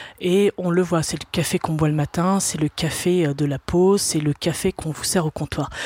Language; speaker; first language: French; native; French